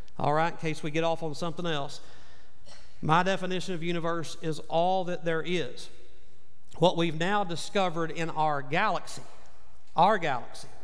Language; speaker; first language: English; native; English